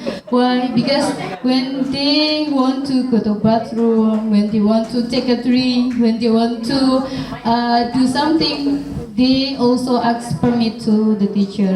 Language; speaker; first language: English; non-native, fluent; Indonesian